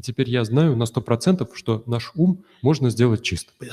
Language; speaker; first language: Russian; native; Russian